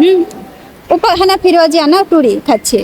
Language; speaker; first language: Korean; non-native, learner; Bangla